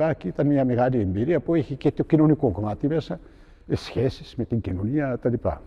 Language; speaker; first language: Greek; non-native, fluent; Arabic